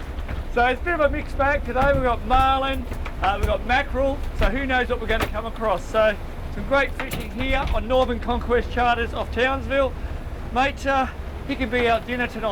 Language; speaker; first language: English; native; English